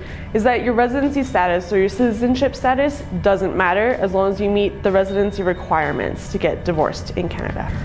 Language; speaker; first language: English; native; English